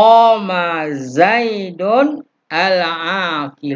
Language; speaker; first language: Arabic; non-native, fluent; Indonesian